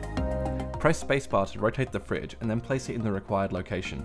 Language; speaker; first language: English; native; English